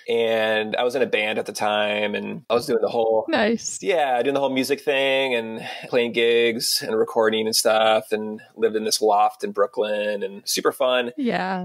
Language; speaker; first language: English; native; English